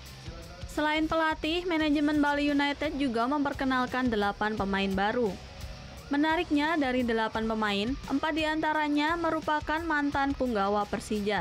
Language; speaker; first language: Indonesian; native; Indonesian